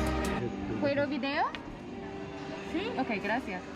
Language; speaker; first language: Spanish; non-native, learner; English